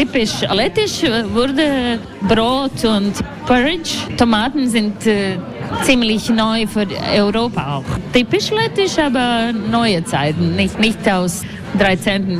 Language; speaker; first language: German; non-native, fluent; Latvian